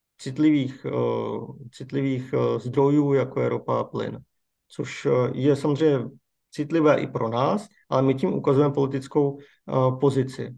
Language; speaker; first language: Czech; native; Czech